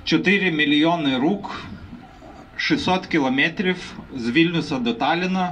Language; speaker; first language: Ukrainian; non-native, fluent; Lithuanian